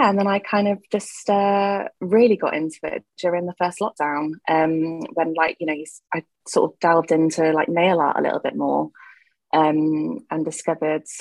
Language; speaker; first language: English; native; English